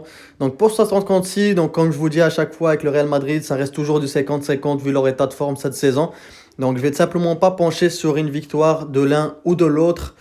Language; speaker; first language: French; native; French